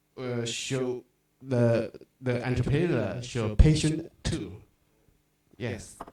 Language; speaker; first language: English; non-native, learner; Chinese